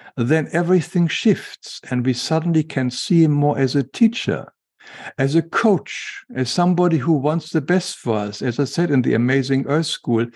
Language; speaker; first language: English; non-native, fluent; German